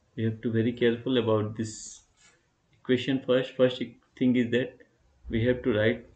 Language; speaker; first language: English; non-native, local second language; Hindi